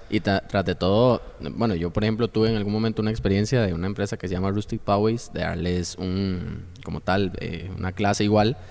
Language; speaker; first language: Spanish; native; Spanish